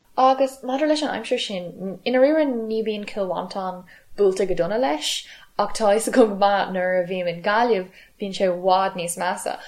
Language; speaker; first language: Irish; non-native, local second language; English